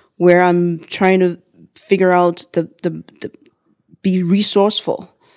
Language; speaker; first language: English; non-native, fluent; Chinese